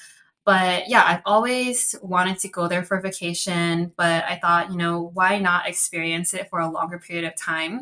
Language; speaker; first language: English; early bilingual, other home language; Cantonese